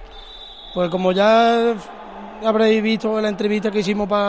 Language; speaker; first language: Spanish; native; Spanish